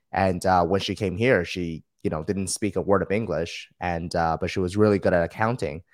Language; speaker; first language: English; early bilingual, other home language; Chinese